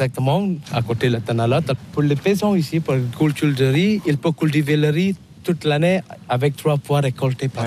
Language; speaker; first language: French; non-native, learner; Balinese